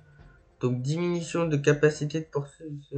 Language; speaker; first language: French; native; French